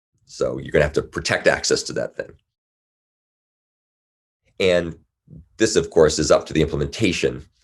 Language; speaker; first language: English; native; English